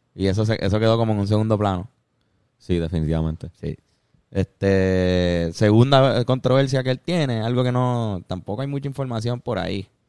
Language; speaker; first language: Spanish; native; Spanish